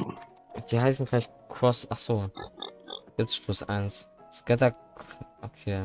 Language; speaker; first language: German; native; German